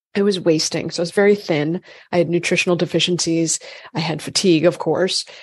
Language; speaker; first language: English; native; English